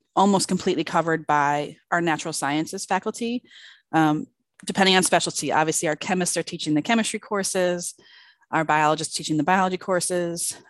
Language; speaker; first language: English; native; English